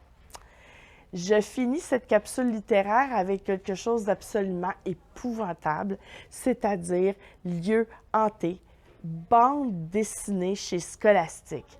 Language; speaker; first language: French; native; French